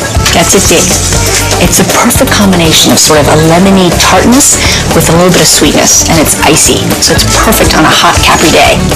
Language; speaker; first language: English; early bilingual, other home language; Italian